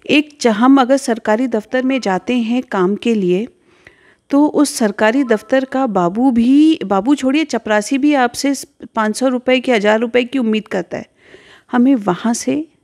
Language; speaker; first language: Hindi; native; Hindi